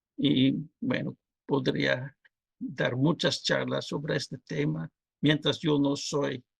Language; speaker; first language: Spanish; non-native, fluent; Dutch